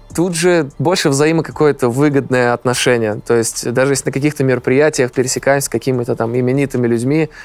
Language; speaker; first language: Russian; native; Russian